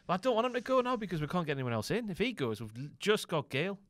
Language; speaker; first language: English; native; English